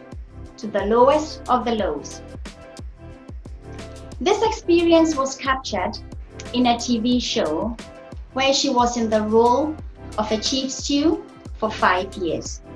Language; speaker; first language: English; non-native, fluent; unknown